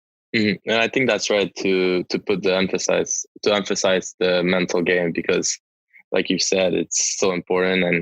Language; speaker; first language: English; non-native, local second language; French